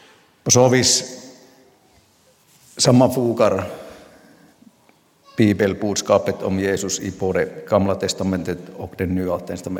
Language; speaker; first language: Swedish; non-native, local second language; Finnish